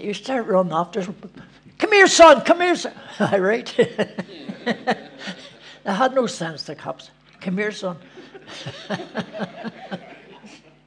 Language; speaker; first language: English; native; English